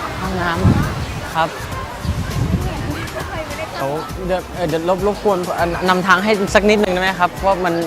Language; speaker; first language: Thai; native; Thai